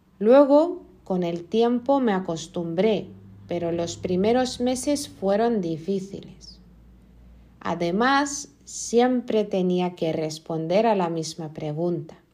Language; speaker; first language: Spanish; non-native, fluent; Lithuanian